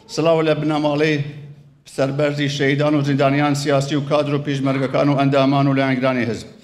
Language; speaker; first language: Central Kurdish; native; Central Kurdish